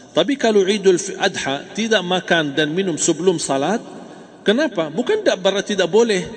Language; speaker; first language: Malay; non-native, fluent; Arabic